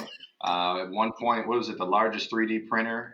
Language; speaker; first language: English; native; English